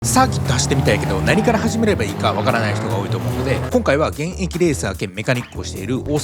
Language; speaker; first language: Japanese; native; Japanese